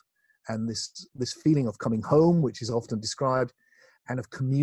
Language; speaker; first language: English; native; English